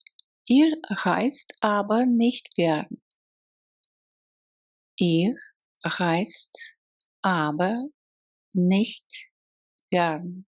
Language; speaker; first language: German; non-native, fluent; Russian